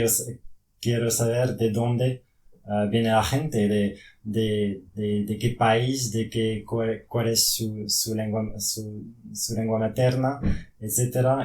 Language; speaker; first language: Spanish; non-native, fluent; French